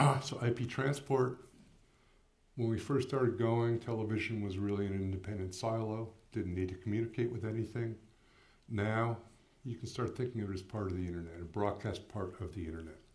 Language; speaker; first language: English; native; English